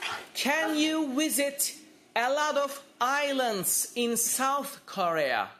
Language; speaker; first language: English; non-native, fluent; Turkish